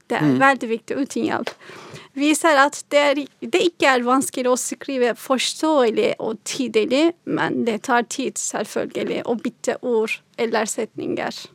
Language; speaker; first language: Norwegian; non-native, fluent; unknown